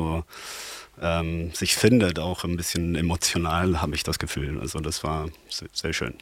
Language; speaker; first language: German; non-native, fluent; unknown